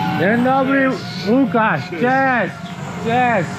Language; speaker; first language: Polish; non-native, learner; English